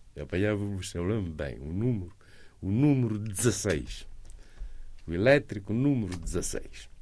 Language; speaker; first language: Portuguese; non-native, local second language; Kabuverdianu